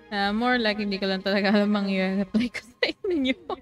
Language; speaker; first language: Filipino; native; Filipino